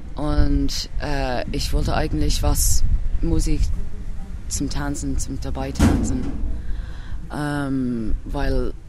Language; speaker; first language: German; non-native, learner; English